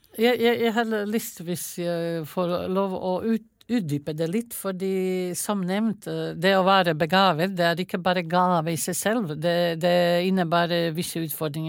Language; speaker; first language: Norwegian; non-native, fluent; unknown